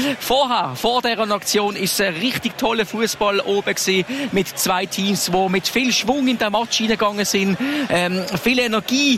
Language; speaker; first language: German; native; German